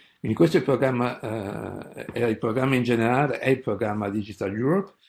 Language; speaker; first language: Italian; native; Italian